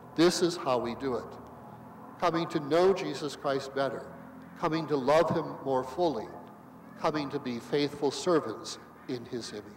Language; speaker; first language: English; native; English